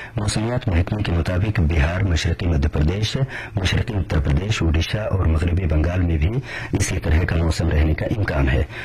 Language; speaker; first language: Urdu; native; Urdu